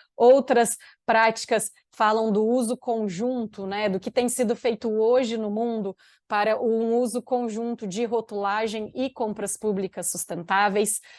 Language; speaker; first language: Portuguese; native; Portuguese